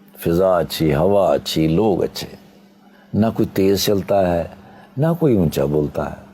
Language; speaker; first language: Urdu; non-native, local second language; Punjabi